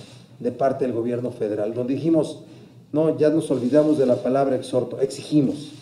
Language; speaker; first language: Spanish; native; Spanish